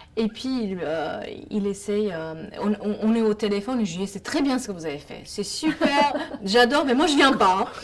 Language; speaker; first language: French; non-native, fluent; Romanian